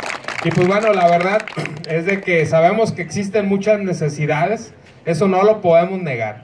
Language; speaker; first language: Spanish; native; Spanish